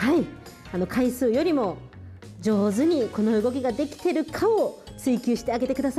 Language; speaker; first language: Japanese; native; Japanese